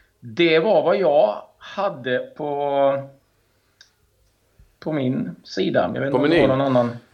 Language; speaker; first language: Swedish; native; Swedish